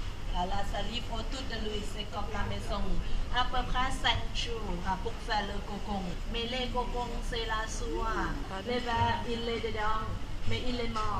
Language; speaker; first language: French; non-native, learner; Thai